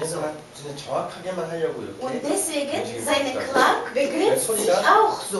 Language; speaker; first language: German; non-native, fluent; Korean